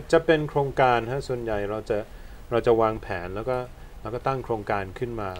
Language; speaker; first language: Thai; early bilingual, other home language; Swedish